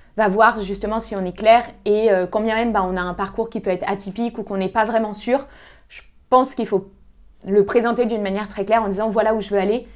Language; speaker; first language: French; native; French